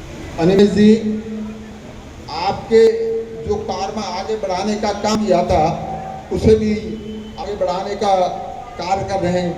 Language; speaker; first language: Hindi; native; Hindi